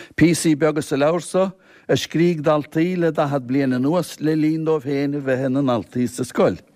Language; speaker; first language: Irish; native; Irish